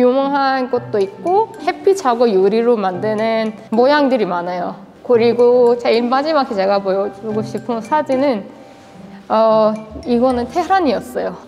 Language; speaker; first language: Korean; non-native, fluent; Persian